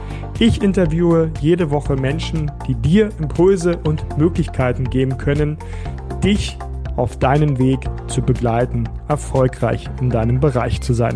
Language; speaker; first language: German; native; German